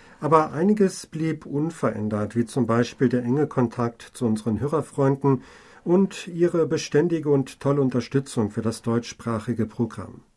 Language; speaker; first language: German; native; German